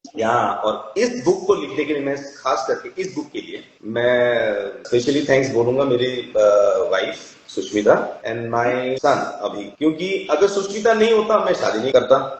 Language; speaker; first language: Hindi; non-native, local second language; Assamese